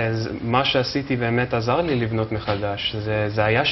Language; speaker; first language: Hebrew; non-native, fluent; English